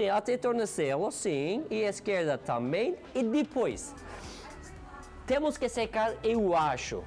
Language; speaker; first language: Portuguese; non-native, learner; Turkish